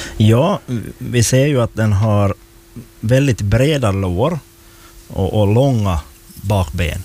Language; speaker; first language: Swedish; native; Swedish